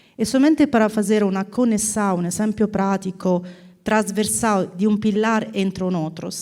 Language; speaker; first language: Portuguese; non-native, learner; Italian